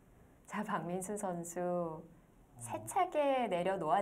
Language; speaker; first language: Korean; native; Korean